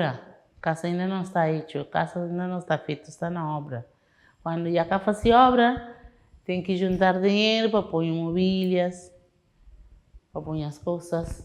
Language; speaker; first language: Portuguese; non-native, learner; Kabuverdianu